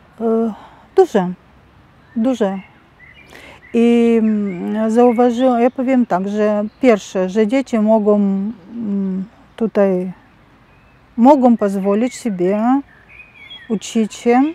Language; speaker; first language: Polish; non-native, learner; Russian